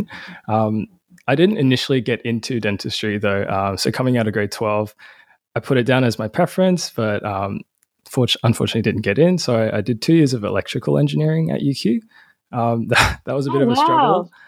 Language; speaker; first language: English; native; English